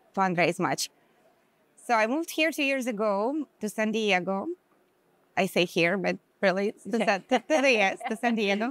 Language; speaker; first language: English; non-native, fluent; Hebrew